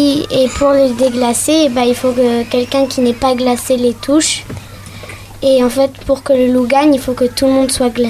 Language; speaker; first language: French; native; French